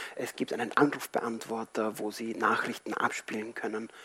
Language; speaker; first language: German; non-native, fluent; Spanish